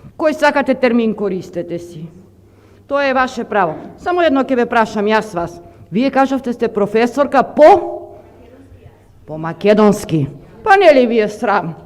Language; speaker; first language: Macedonian; native; Macedonian